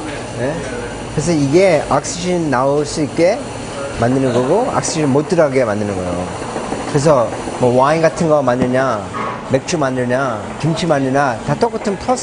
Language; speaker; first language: Korean; early bilingual, heritage; Korean